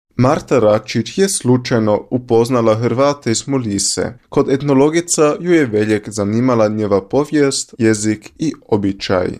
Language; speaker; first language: Croatian; early bilingual, heritage; Croatian